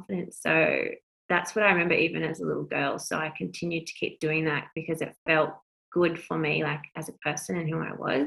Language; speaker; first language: English; native; English